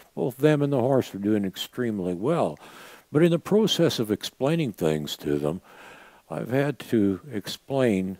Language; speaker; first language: English; native; English